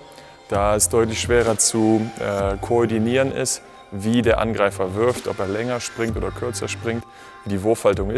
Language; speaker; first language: German; native; German